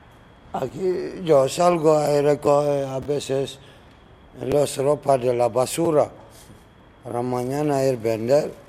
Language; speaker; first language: Spanish; non-native, learner; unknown